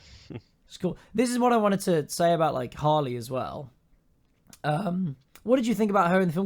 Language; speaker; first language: English; native; English